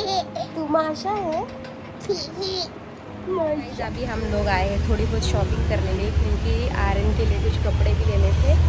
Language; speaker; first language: Hindi; native; Hindi